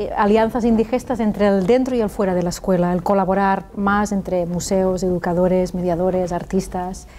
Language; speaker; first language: Spanish; native; Spanish